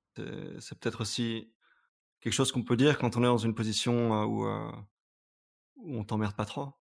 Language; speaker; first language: French; native; French